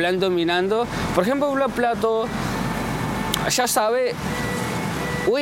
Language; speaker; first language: Spanish; non-native, learner; Chinese